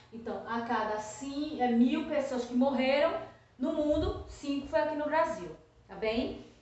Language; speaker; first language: Portuguese; native; Portuguese